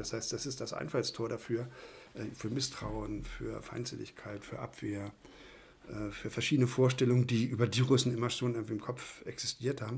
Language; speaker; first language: German; native; German